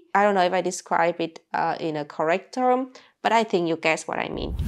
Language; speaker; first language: English; non-native, fluent; Vietnamese